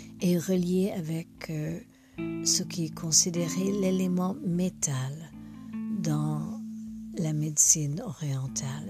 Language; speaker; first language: French; non-native, fluent; English